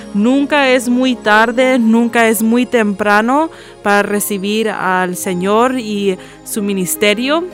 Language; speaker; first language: Spanish; early bilingual, heritage; Spanish